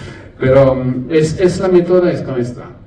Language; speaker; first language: Spanish; non-native, learner; French